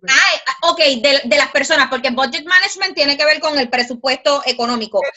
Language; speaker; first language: Spanish; native; Spanish